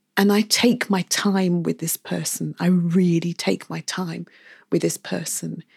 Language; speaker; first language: English; native; English